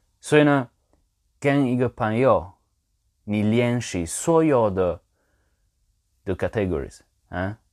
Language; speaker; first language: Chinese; non-native, learner; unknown